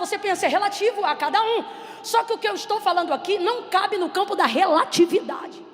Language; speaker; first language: Portuguese; native; Portuguese